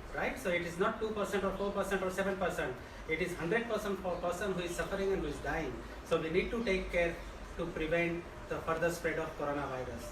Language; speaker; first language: English; non-native, local second language; Gujarati